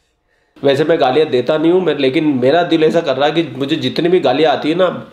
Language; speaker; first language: Hindi; native; Hindi